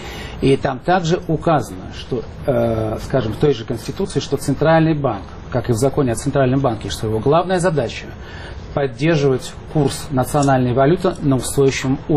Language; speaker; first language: Russian; native; Russian